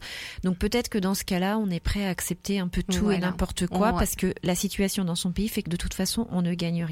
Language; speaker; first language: French; native; French